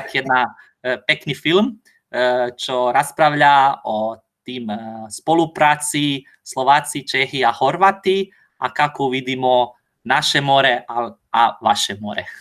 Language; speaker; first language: Slovak; non-native, learner; Croatian